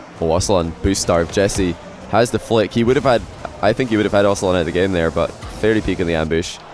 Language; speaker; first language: English; native; English